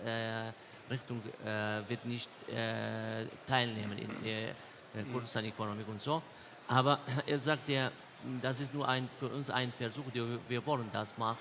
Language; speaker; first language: German; non-native, learner; Central Kurdish